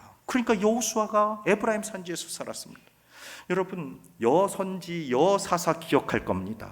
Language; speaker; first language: Korean; native; Korean